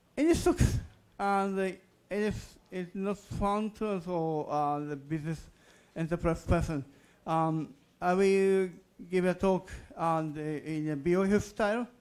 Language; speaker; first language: English; non-native, learner; Japanese